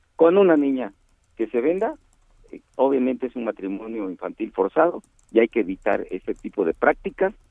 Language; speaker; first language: Spanish; native; Spanish